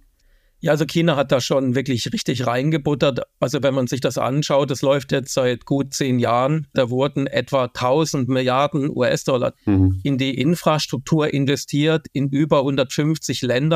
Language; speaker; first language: German; native; German